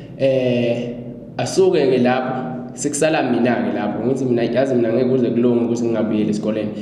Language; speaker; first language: Zulu; non-native, local second language; Swati